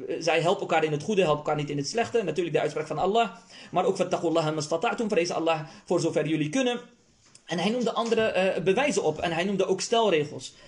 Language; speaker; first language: Dutch; early bilingual, other home language; Arabic